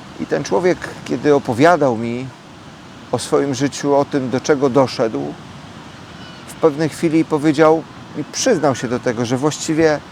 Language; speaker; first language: Polish; native; Polish